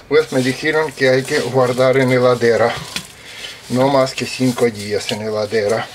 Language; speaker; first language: Spanish; non-native, fluent; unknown